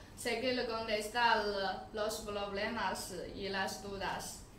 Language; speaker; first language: Spanish; non-native, learner; Chinese